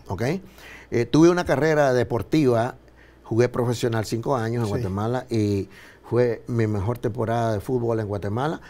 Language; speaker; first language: Spanish; native; Spanish